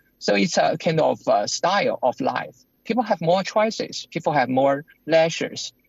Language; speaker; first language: English; non-native, fluent; Chinese